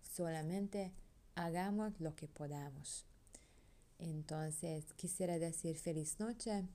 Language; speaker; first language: Spanish; non-native, learner; Hungarian